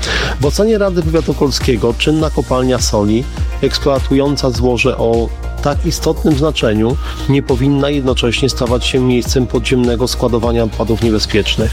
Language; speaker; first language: Polish; native; Polish